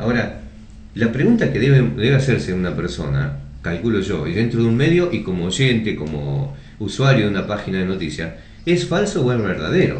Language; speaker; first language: Spanish; native; Spanish